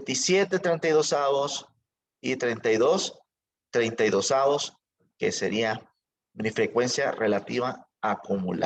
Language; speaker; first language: Spanish; native; Spanish